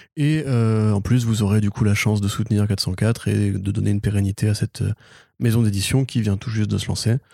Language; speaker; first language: French; native; French